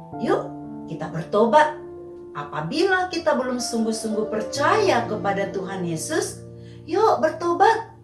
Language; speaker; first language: Indonesian; native; Indonesian